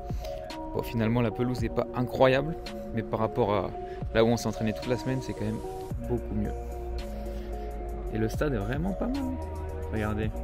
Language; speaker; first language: French; native; French